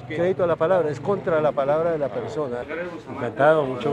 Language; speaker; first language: Spanish; native; Spanish